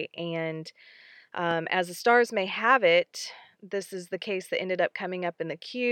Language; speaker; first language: English; native; English